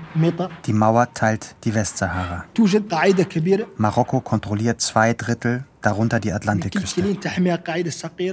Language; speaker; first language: German; native; German